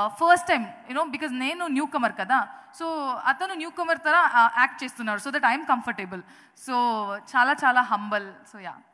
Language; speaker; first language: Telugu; non-native, learner; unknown